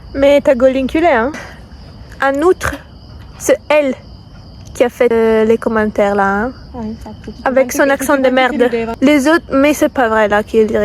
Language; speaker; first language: French; non-native, fluent; Italian